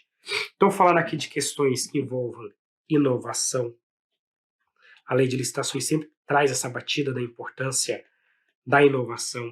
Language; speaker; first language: Portuguese; native; Portuguese